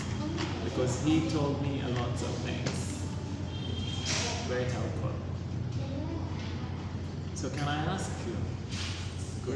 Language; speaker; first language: English; non-native, learner; Arabic